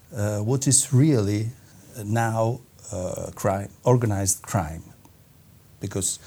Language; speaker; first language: English; non-native, fluent; Italian